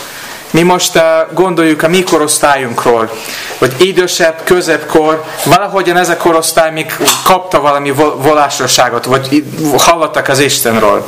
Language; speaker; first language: Hungarian; non-native, learner; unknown